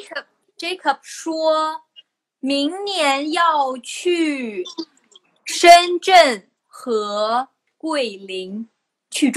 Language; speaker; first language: Chinese; non-native, learner; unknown